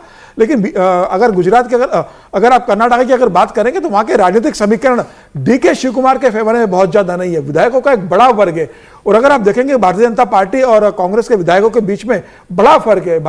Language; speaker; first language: Hindi; native; Hindi